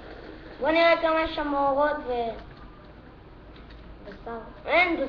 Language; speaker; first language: Hebrew; early bilingual, other home language; Russian